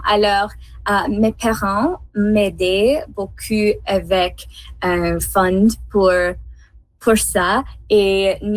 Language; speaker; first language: French; non-native, learner; English